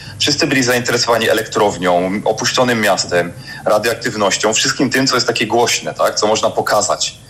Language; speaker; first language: Polish; native; Polish